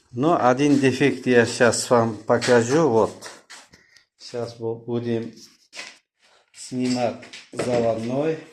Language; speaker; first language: Russian; non-native, local second language; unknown